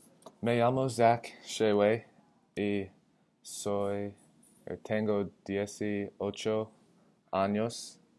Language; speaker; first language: Spanish; non-native, learner; English